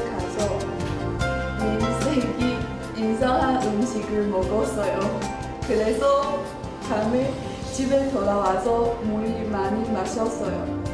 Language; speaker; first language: Korean; non-native, learner; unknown